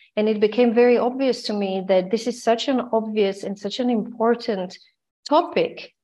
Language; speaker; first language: English; non-native, fluent; Croatian